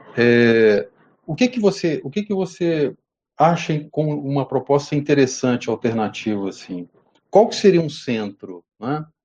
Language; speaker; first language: Portuguese; native; Portuguese